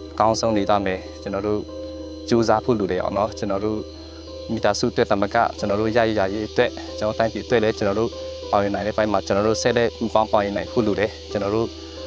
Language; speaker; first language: Burmese; non-native, local second language; Western Kayah